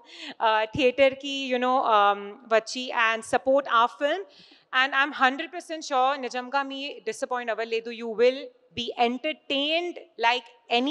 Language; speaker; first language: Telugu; non-native, learner; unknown